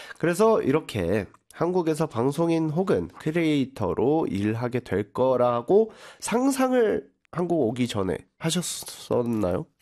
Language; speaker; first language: Korean; native; Korean